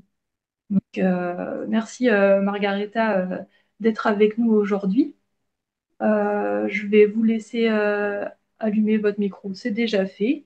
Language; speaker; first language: French; native; French